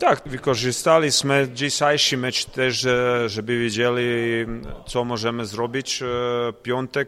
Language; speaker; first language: Polish; non-native, learner; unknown